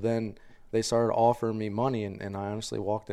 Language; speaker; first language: English; native; English